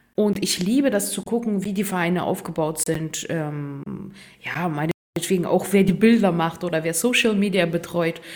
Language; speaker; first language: German; non-native, fluent; Russian